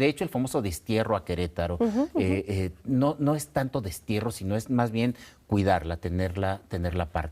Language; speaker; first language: Spanish; native; Spanish